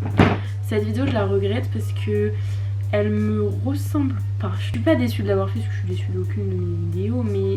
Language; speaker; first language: French; native; French